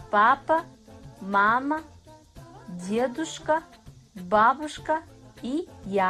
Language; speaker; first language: Russian; non-native, fluent; Kazakh